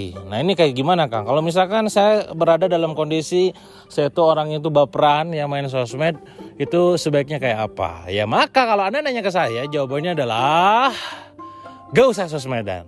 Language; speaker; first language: Indonesian; native; Indonesian